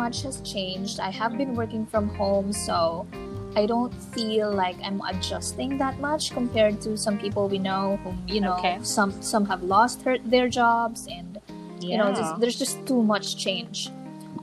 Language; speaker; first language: English; non-native, local second language; Filipino